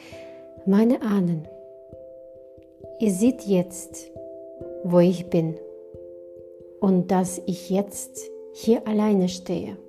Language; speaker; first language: German; non-native, fluent; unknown